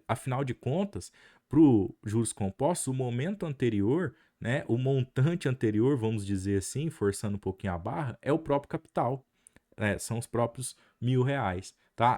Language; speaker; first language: Portuguese; native; Portuguese